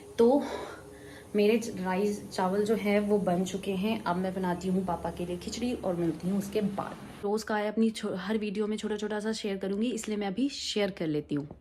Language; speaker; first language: Hindi; native; Hindi